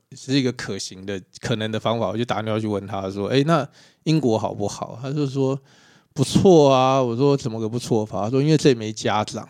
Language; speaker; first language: Chinese; native; Chinese